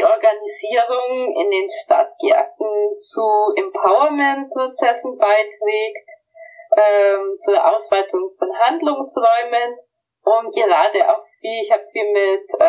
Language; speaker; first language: German; native; German